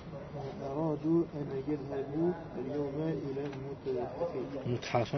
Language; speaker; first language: Arabic; non-native, learner; French